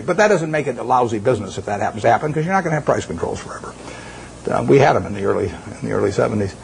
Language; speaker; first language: English; native; English